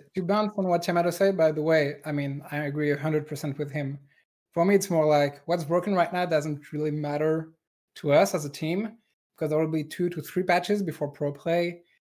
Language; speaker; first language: English; non-native, fluent; French